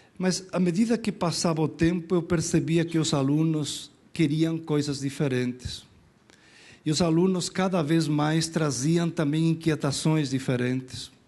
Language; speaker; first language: Portuguese; non-native, fluent; Spanish